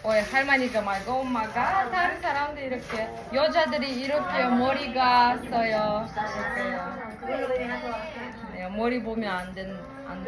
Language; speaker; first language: Korean; non-native, learner; Kazakh